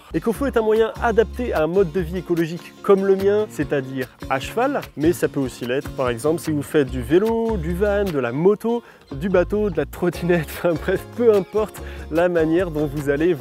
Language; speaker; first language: French; native; French